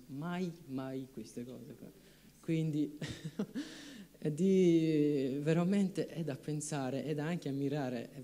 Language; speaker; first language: Italian; non-native, fluent; Kurdish